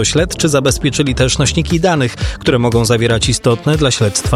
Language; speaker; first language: Polish; native; Polish